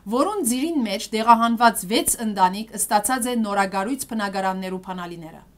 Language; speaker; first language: Armenian; early bilingual, heritage; Armenian